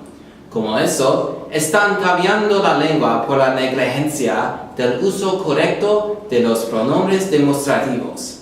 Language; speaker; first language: Spanish; non-native, learner; English